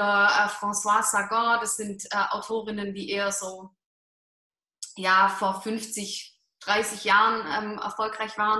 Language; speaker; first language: German; native; German